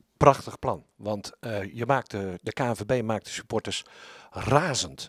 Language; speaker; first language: Dutch; native; Dutch